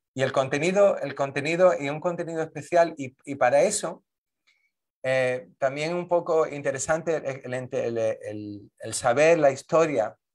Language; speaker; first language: Spanish; native; Spanish